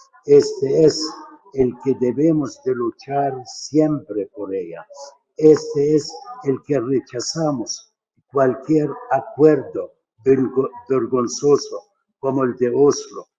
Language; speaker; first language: Spanish; non-native, fluent; Arabic